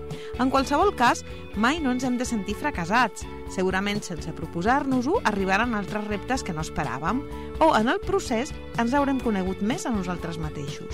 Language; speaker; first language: Catalan; native; Catalan